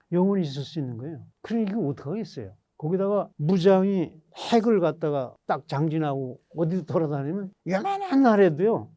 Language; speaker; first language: Korean; native; Korean